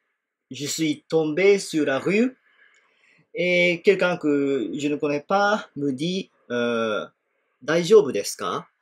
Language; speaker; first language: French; non-native, fluent; Japanese